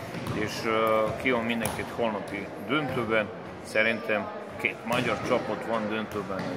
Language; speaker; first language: Hungarian; non-native, fluent; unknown